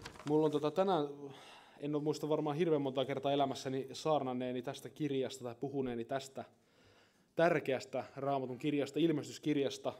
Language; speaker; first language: Finnish; native; Finnish